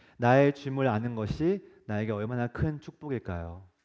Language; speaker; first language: Korean; native; Korean